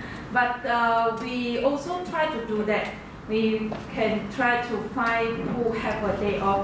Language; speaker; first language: English; non-native, learner; Indonesian